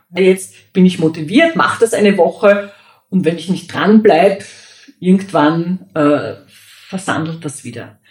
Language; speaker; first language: German; native; German